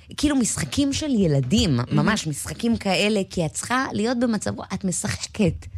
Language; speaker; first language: Hebrew; native; Hebrew